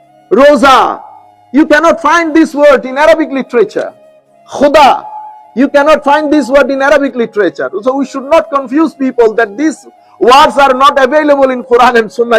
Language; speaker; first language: English; non-native, local second language; Bangla